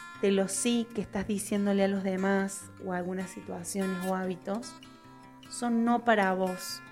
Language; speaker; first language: Spanish; native; Spanish